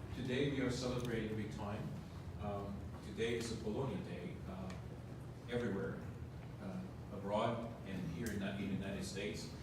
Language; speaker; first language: English; non-native, fluent; Polish